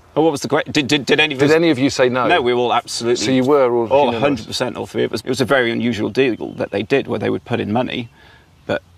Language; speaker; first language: English; native; English